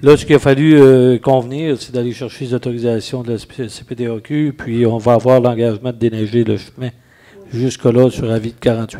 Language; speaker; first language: French; native; French